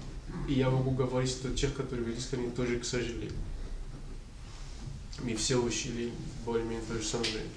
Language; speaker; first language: Russian; non-native, learner; Portuguese